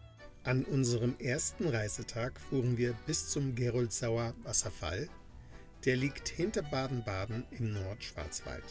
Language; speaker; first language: German; native; German